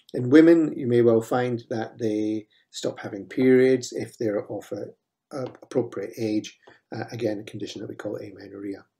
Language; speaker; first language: English; native; English